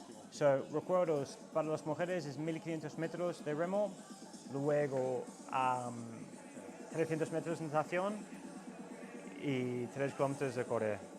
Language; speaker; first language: Spanish; non-native, learner; English